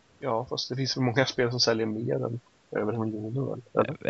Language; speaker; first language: Swedish; native; Swedish